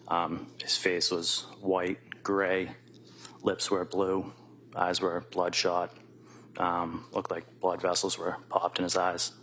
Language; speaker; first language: English; native; English